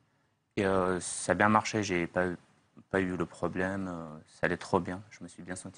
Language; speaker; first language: French; non-native, learner; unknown